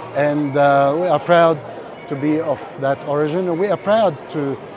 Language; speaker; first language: English; non-native, fluent; Arabic